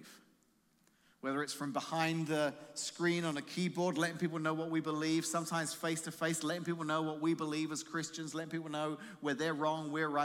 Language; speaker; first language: English; native; English